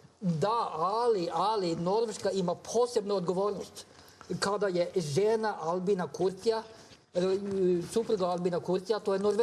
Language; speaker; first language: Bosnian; non-native, fluent; Norwegian